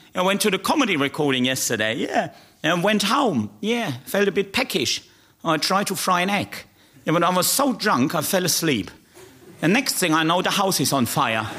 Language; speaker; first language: English; non-native, fluent; German